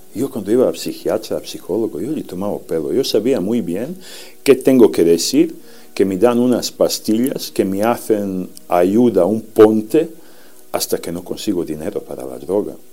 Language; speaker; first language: Spanish; non-native, fluent; Serbian